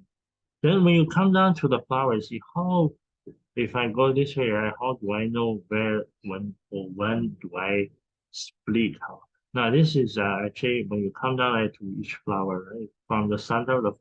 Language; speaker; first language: English; non-native, fluent; Chinese